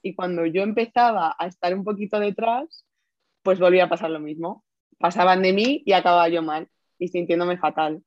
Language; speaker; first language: Spanish; native; Spanish